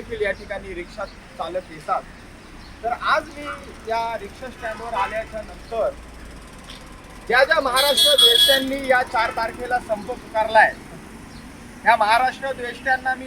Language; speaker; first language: Marathi; native; Marathi